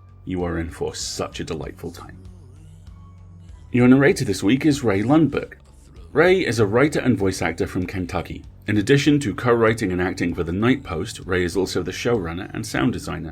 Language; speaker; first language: English; native; English